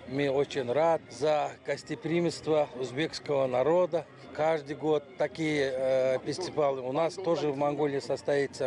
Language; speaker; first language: Russian; non-native, learner; Mongolian